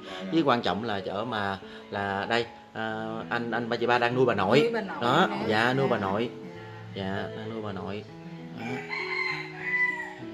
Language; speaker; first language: Vietnamese; native; Vietnamese